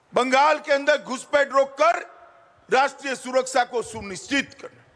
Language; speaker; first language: Hindi; native; Hindi